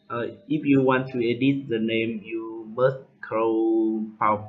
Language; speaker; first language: English; non-native, learner; Vietnamese